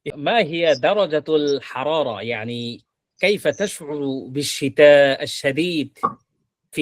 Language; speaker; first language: Arabic; non-native, fluent; Bangla